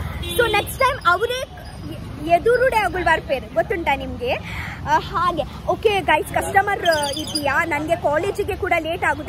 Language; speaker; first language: Kannada; non-native, local second language; Tulu